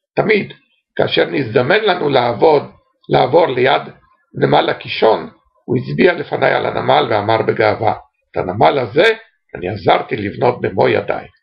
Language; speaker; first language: Hebrew; early bilingual, other home language; Romanian